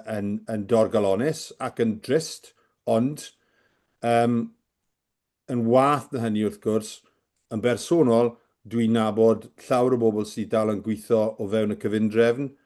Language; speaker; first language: Welsh; native; Welsh